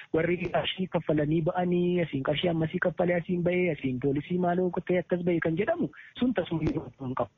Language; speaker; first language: Oromo; native; Oromo